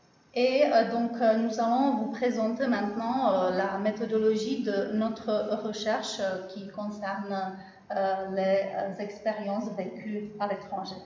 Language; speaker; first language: French; non-native, fluent; Czech